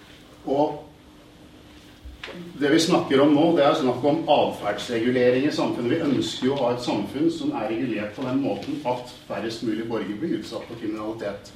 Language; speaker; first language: Norwegian; native; Norwegian